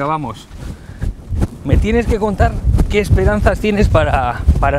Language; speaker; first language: Spanish; native; Spanish